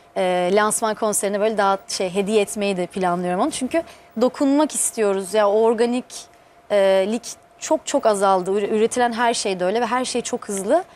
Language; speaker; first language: Turkish; native; Turkish